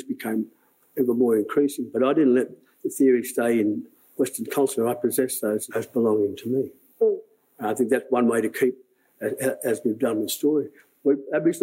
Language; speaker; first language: English; native; English